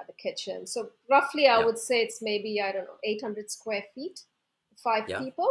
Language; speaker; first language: English; non-native, local second language; Hindi